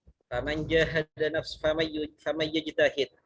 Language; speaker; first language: Arabic; non-native, fluent; Malay